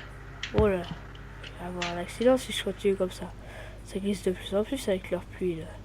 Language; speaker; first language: French; native; French